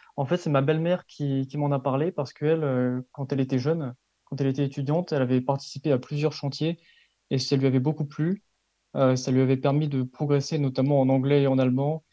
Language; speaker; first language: French; native; French